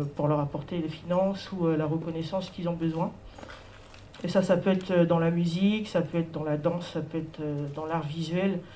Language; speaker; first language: French; native; French